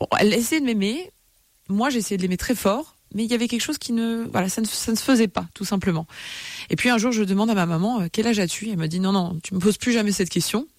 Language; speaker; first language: French; native; French